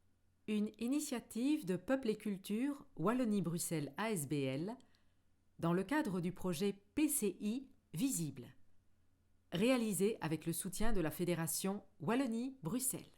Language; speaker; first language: French; native; French